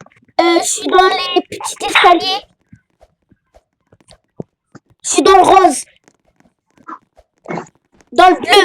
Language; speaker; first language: French; native; French